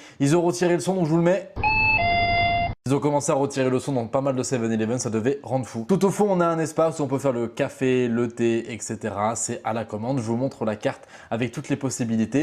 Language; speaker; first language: French; native; French